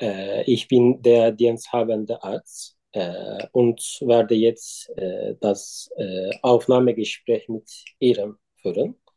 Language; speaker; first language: German; non-native, learner; Turkish